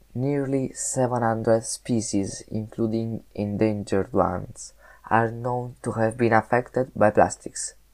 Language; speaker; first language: English; non-native, learner; Italian